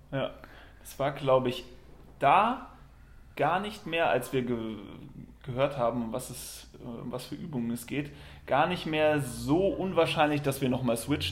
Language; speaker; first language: German; native; German